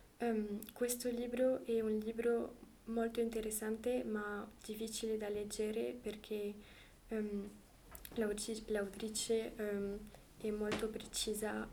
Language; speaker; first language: Italian; non-native, learner; French